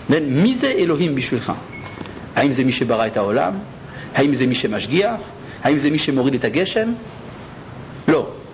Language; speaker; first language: Hebrew; early bilingual, other home language; French